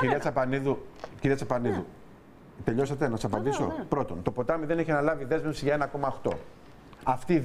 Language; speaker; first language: Greek; native; Greek